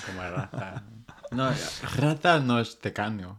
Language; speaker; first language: Spanish; non-native, fluent; English